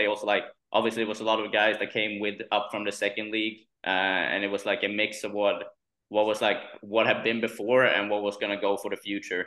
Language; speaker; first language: English; non-native, fluent; Swedish